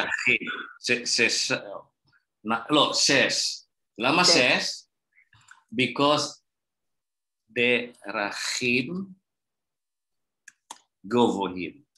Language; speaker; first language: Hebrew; non-native, fluent; Indonesian